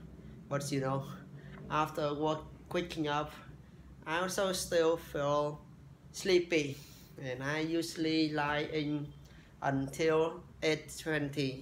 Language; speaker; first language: English; non-native, learner; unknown